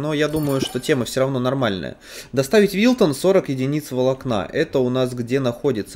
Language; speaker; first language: Russian; native; Russian